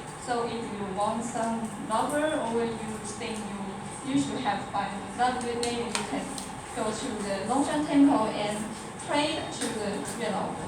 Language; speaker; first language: English; non-native, learner; Chinese